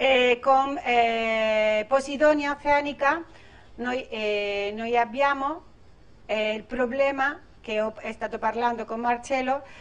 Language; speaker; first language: Italian; non-native, learner; Spanish